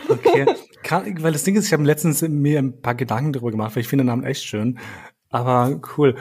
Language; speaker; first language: German; early bilingual, other home language; Albanian